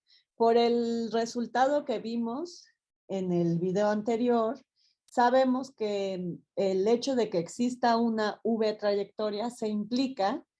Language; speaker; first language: Spanish; native; Spanish